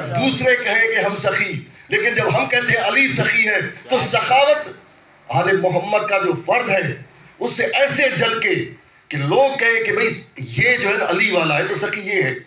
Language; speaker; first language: Urdu; non-native, local second language; Sindhi